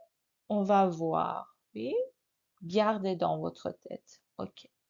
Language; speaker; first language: French; non-native, fluent; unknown